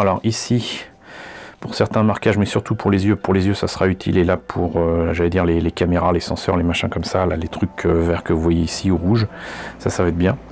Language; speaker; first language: French; native; French